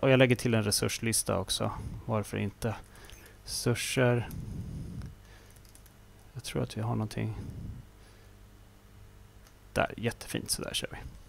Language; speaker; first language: Swedish; native; Swedish